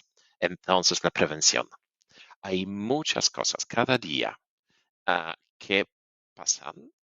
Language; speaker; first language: Spanish; non-native, fluent; Polish